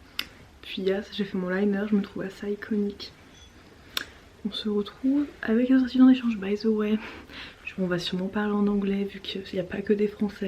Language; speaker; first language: French; native; French